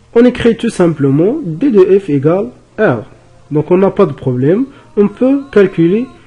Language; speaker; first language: French; non-native, local second language; Arabic